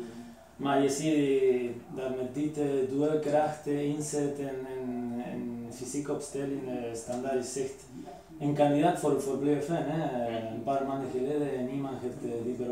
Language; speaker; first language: Dutch; non-native, fluent; Spanish